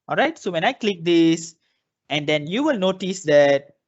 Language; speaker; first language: English; non-native, local second language; Malay